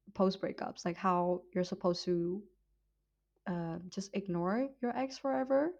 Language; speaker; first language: English; non-native, fluent; Vietnamese